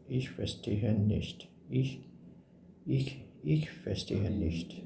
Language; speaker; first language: German; non-native, learner; Burmese